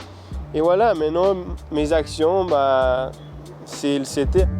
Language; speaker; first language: French; early bilingual, heritage; French